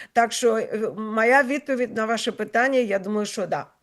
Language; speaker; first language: Ukrainian; non-native, local second language; Russian